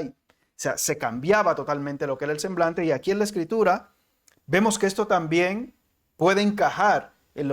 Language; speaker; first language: Spanish; native; Spanish